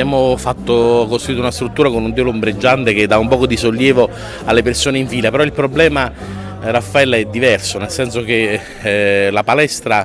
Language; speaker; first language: Italian; native; Italian